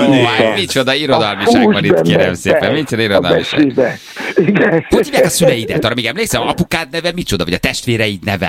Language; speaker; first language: Hungarian; native; Hungarian